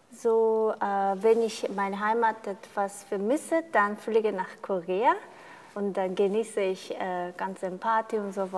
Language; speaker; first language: German; non-native, fluent; Korean